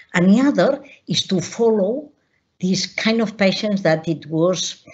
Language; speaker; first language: English; non-native, learner; Catalan